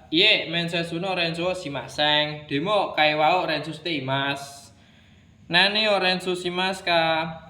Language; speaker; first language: Japanese; non-native, learner; Indonesian